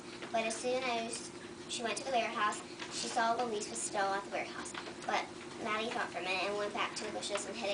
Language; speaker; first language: English; native; English